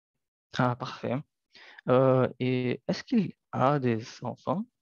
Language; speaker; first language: French; non-native, learner; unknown